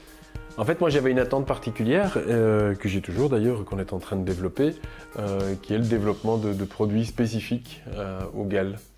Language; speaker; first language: French; native; French